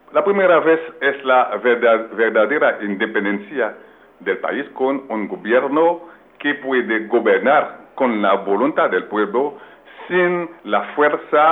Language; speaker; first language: Spanish; non-native, local second language; Haitian Creole